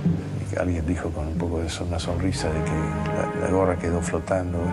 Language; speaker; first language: Spanish; native; Spanish